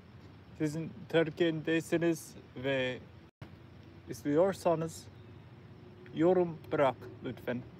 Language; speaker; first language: Turkish; non-native, learner; English